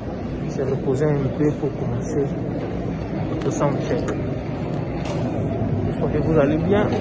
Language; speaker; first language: French; non-native, local second language; Lingala